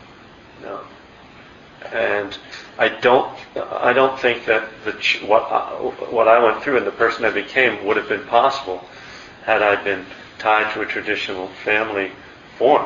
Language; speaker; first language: English; native; English